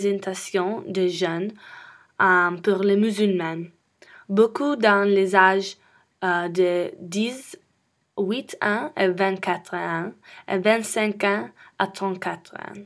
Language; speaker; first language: French; non-native, learner; English